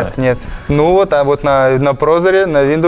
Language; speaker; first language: Russian; native; Russian